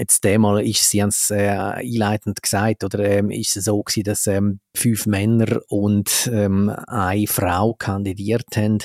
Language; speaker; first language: German; native; German